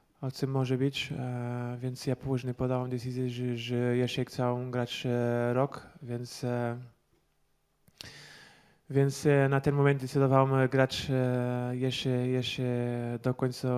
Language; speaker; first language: Polish; non-native, learner; Portuguese